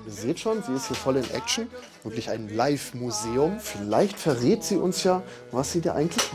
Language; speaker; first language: German; native; German